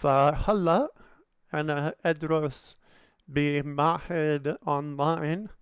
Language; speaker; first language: Arabic; non-native, learner; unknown